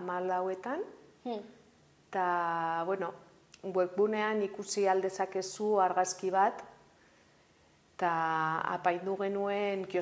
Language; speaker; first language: Basque; non-native, local second language; Spanish